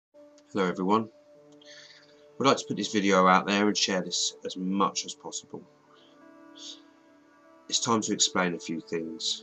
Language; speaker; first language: English; native; English